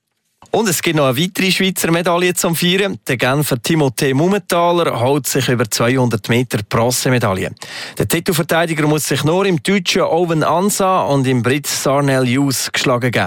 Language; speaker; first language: German; native; German